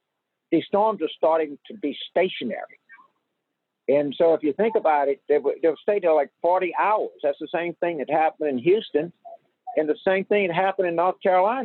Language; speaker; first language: English; native; English